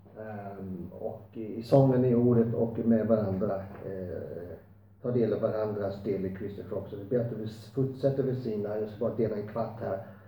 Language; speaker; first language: Swedish; non-native, fluent; English